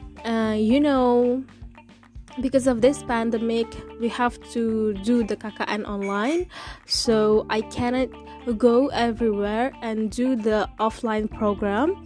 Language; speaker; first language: English; non-native, fluent; Indonesian